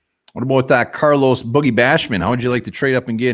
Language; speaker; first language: English; native; English